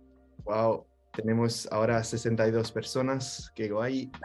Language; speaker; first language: Spanish; non-native, fluent; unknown